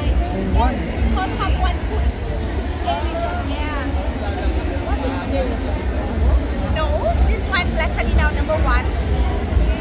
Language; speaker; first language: English; non-native, learner; Thai